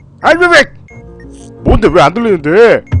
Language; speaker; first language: Korean; native; Korean